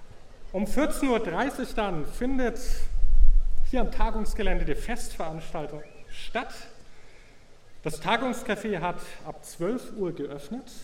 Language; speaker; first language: German; native; German